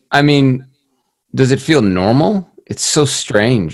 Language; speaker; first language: English; native; English